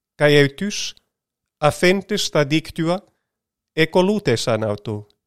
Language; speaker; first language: Greek; non-native, learner; English